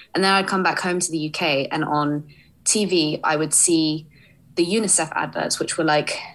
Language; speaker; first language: English; early bilingual, other home language; Hindi